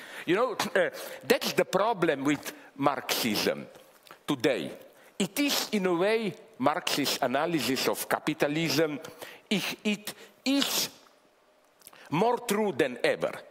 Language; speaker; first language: English; non-native, fluent; Slovenian